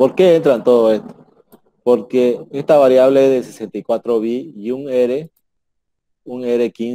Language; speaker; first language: Spanish; native; Spanish